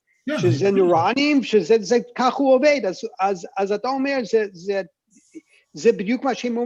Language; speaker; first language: Hebrew; non-native, fluent; English